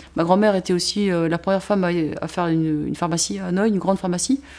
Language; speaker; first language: French; native; French